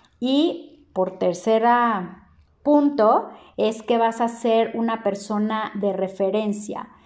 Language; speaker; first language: Spanish; native; Spanish